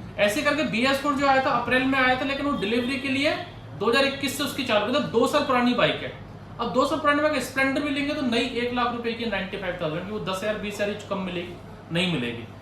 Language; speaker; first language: Hindi; native; Hindi